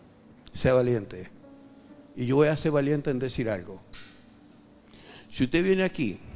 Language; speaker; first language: Spanish; native; Spanish